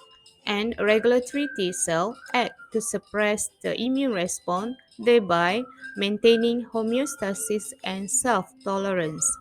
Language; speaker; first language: English; non-native, fluent; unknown